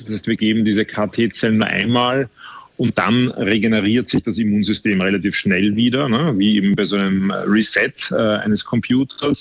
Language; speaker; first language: German; native; German